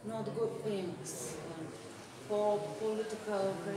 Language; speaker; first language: English; non-native, learner; Lithuanian